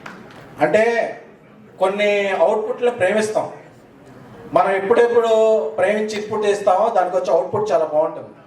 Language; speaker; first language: Telugu; native; Telugu